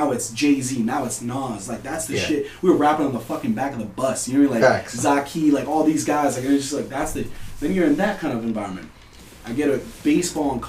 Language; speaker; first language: English; early bilingual, other home language; Spanish